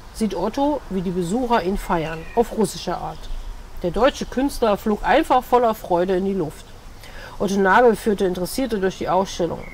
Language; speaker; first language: German; native; German